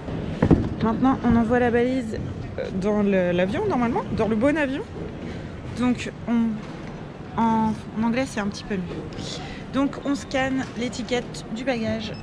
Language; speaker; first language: French; native; French